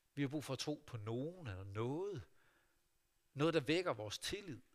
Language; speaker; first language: Danish; native; Danish